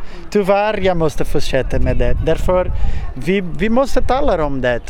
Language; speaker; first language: Swedish; non-native, learner; Portuguese